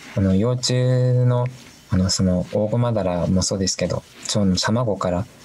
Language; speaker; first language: Japanese; native; Japanese